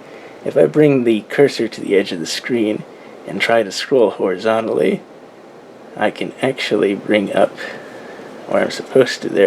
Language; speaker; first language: English; native; English